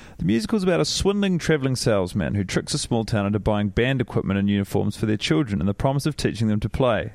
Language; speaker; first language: English; native; English